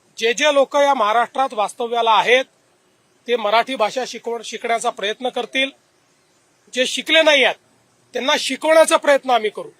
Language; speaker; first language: Marathi; native; Marathi